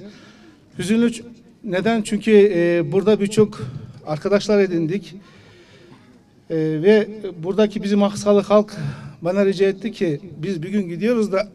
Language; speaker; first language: Turkish; early bilingual, heritage; Turkish